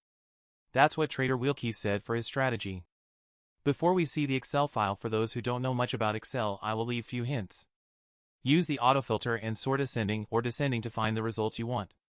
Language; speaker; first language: English; non-native, fluent; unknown